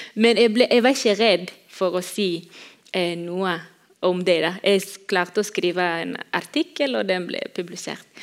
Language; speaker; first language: Norwegian; non-native, fluent; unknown